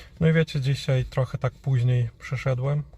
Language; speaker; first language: Polish; non-native, fluent; Ukrainian